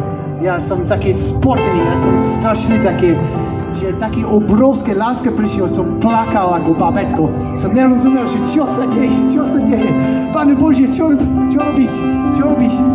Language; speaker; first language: Slovak; non-native, learner; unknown